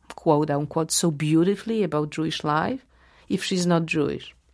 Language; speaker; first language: English; non-native, fluent; Polish